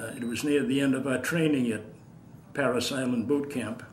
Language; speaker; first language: English; native; English